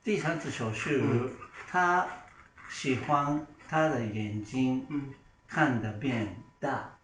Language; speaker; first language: Chinese; non-native, learner; Japanese